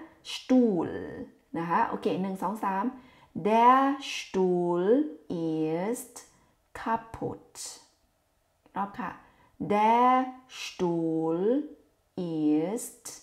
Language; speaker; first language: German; non-native, fluent; Thai